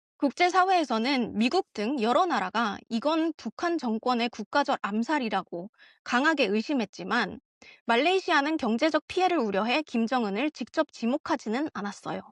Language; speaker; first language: Korean; early bilingual, heritage; Korean